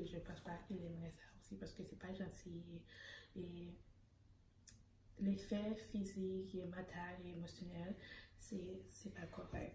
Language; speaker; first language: French; early bilingual, heritage; Haitian Creole